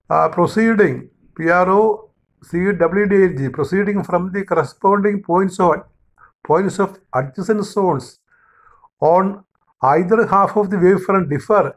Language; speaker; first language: English; non-native, local second language; Malayalam